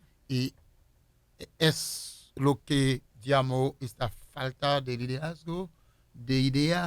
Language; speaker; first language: Spanish; non-native, fluent; Haitian Creole